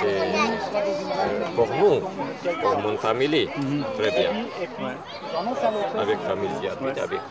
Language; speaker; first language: French; non-native, learner; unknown